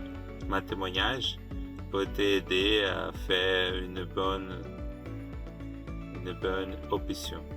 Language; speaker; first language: French; non-native, fluent; Portuguese